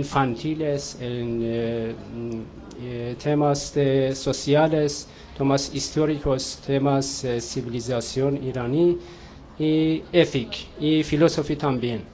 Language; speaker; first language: Spanish; non-native, learner; Persian